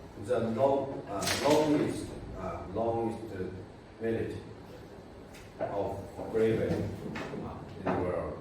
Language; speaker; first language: English; non-native, fluent; Chinese